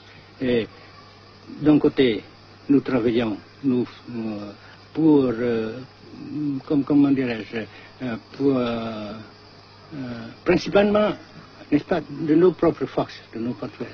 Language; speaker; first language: French; non-native, fluent; Vietnamese